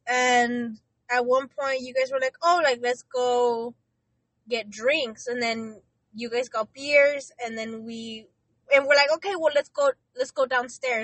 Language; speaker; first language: English; early bilingual, other home language; Spanish